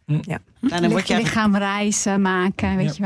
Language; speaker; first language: Dutch; non-native, fluent; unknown